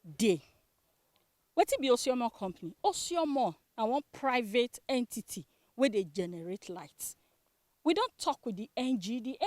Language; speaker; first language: Nigerian Pidgin; native; Nigerian Pidgin